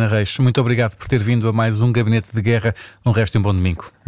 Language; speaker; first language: Portuguese; native; Portuguese